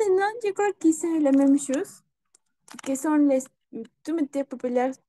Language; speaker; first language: French; non-native, learner; Spanish